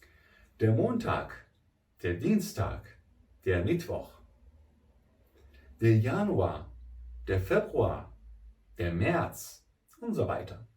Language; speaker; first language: German; non-native, fluent; Persian